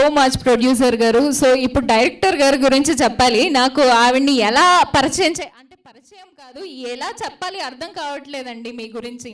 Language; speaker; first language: Telugu; native; Telugu